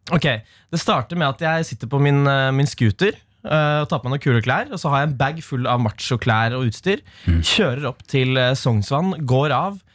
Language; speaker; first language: Norwegian; native; Norwegian